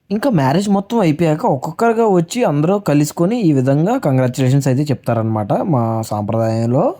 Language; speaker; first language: Telugu; non-native, local second language; Urdu